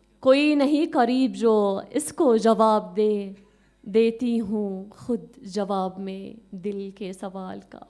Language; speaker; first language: Urdu; non-native, fluent; Arabic